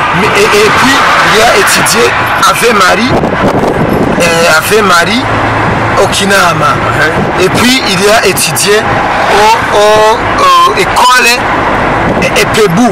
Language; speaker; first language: French; non-native, learner; Rundi